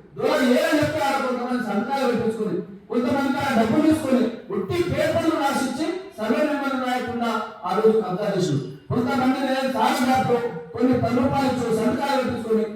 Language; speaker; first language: Telugu; non-native, local second language; Lambadi